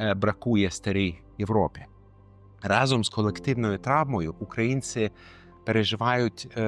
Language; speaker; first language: Ukrainian; non-native, fluent; Lithuanian